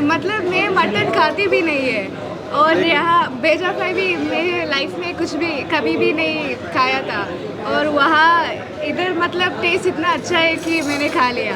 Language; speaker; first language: Hindi; non-native, local second language; Malayalam